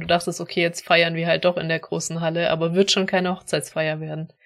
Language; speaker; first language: German; native; German